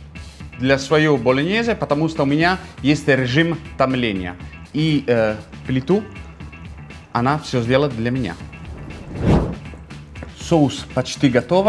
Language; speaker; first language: Russian; non-native, fluent; Italian